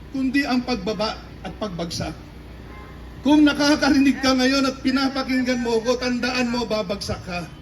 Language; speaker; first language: Filipino; non-native, local second language; Pampanga